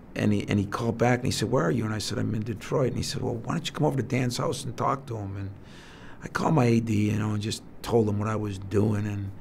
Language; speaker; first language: English; native; English